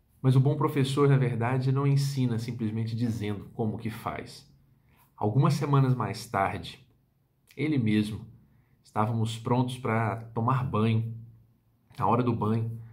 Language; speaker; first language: Portuguese; native; Portuguese